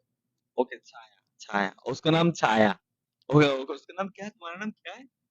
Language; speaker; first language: Hindi; non-native, learner; Bangla